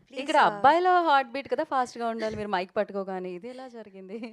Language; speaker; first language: Telugu; native; Telugu